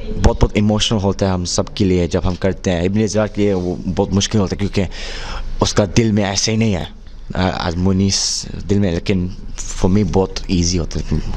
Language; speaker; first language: Hindi; early bilingual, heritage; Hindi